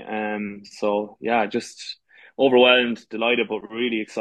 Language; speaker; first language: English; native; English